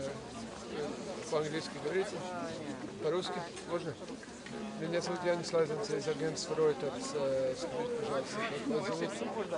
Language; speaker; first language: Russian; non-native, fluent; Lithuanian